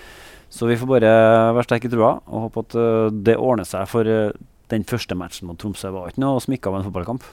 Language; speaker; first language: Norwegian; native; Norwegian